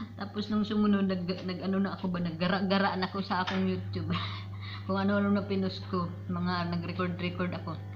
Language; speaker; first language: Filipino; non-native, local second language; Cebuano